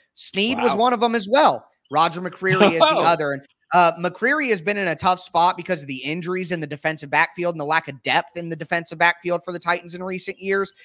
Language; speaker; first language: English; native; English